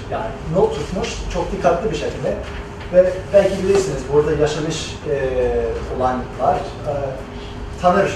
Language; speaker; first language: Turkish; non-native, fluent; English